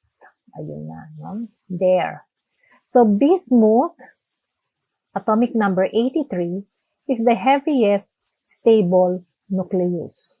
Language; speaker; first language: English; non-native, local second language; Filipino